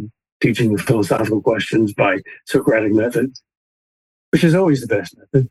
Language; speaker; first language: English; native; English